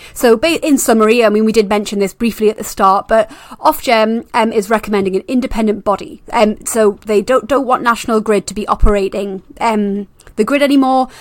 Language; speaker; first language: English; native; English